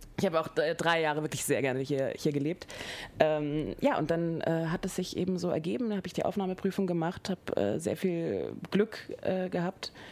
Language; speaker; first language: German; non-native, fluent; French